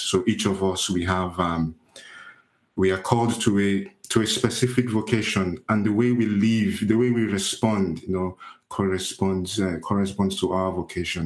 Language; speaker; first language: English; non-native, local second language; Igbo